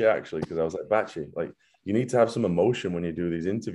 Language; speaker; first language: English; native; English